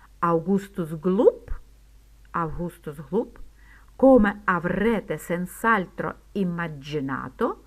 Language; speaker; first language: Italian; non-native, fluent; Ukrainian